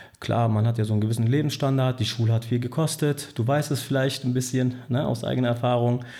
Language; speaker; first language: German; early bilingual, other home language; Turkish